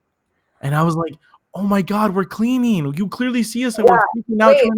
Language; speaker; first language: English; native; English